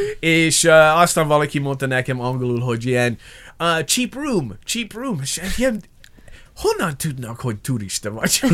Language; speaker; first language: Hungarian; non-native, learner; English